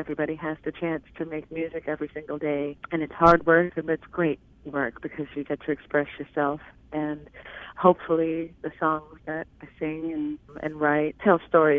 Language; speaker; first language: English; native; English